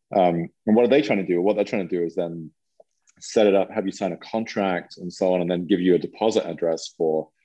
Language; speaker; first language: English; native; English